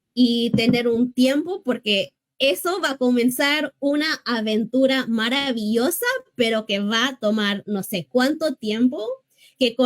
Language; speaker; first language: Spanish; early bilingual, heritage; English